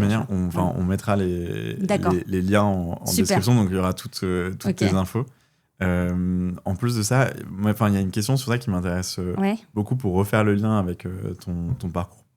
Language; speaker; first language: French; native; French